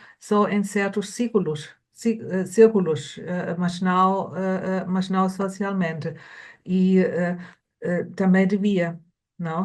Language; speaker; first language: Portuguese; non-native, fluent; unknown